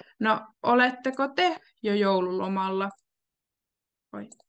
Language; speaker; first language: Finnish; native; Finnish